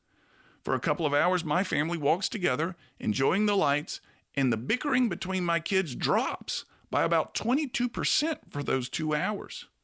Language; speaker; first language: English; native; English